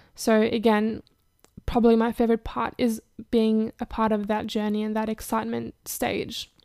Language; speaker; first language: English; early bilingual, other home language; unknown